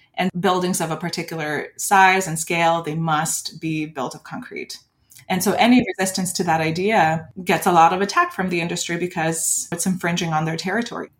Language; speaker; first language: English; early bilingual, other home language; Lithuanian